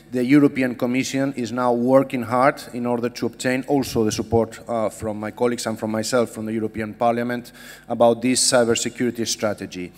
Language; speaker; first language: English; non-native, fluent; Spanish